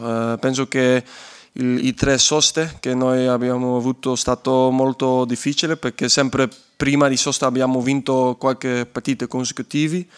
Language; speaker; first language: Italian; non-native, learner; Dutch